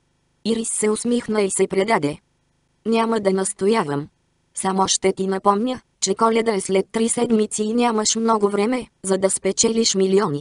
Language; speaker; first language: Bulgarian; native; Bulgarian